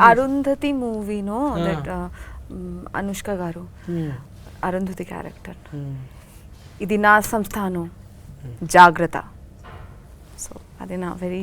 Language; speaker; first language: Telugu; non-native, learner; Bangla